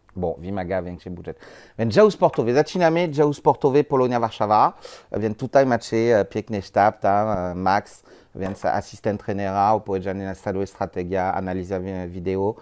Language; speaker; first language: Polish; non-native, learner; French